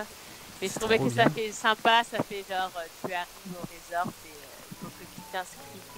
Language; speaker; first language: French; non-native, fluent; English